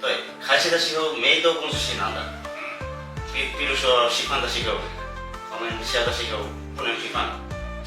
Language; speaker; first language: Chinese; non-native, fluent; Bangla